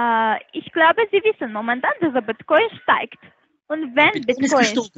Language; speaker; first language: German; non-native, learner; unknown